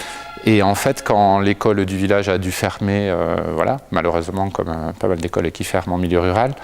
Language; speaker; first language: French; native; French